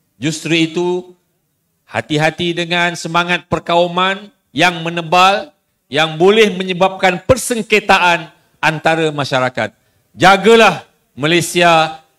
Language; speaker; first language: Malay; native; Malay